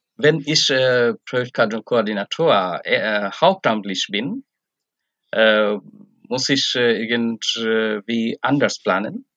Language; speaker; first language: German; non-native, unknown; Bangla